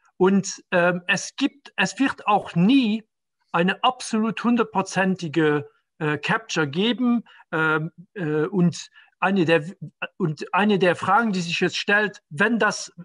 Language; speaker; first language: German; non-native, local second language; Luxembourgish